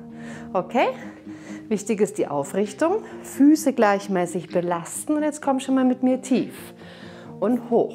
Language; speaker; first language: German; native; German